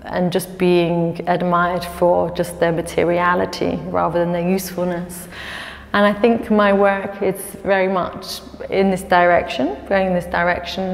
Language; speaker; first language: English; native; English